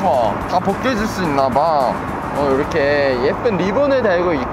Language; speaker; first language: Korean; native; Korean